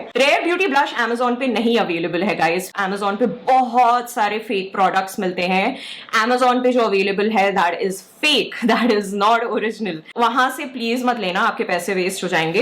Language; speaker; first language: Hindi; native; Hindi